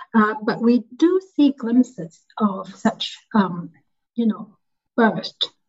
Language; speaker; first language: English; non-native, local second language; Cantonese